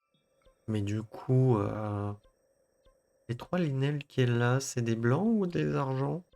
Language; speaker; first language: French; native; French